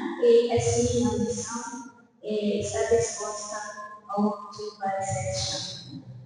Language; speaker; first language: Portuguese; non-native, fluent; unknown